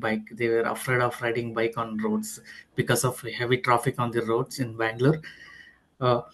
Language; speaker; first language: English; non-native, fluent; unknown